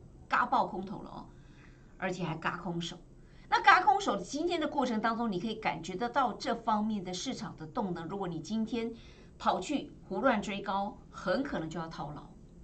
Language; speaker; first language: Chinese; native; Chinese